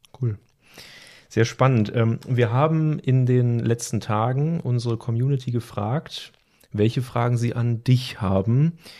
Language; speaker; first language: German; native; German